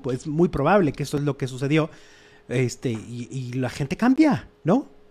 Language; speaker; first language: Spanish; native; Spanish